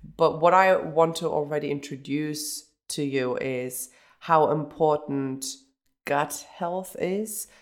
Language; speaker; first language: English; early bilingual, other home language; German